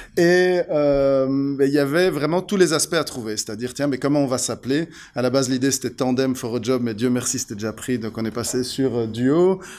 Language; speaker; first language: French; native; French